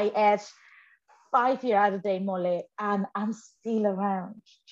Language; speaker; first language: English; non-native, fluent; Spanish